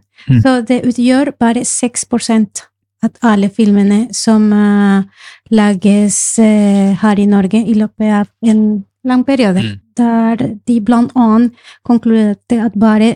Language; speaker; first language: Norwegian; non-native, fluent; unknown